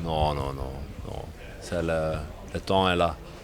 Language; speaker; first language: French; non-native, learner; Dutch